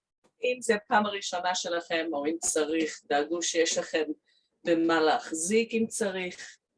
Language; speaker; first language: Hebrew; non-native, fluent; English